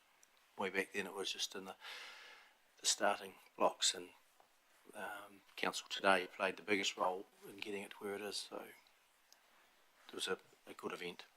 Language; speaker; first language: English; native; English